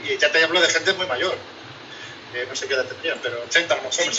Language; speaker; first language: Spanish; native; Spanish